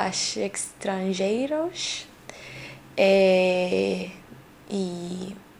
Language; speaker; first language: Portuguese; non-native, learner; Spanish